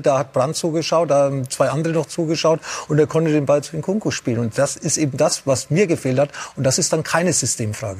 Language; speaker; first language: German; native; German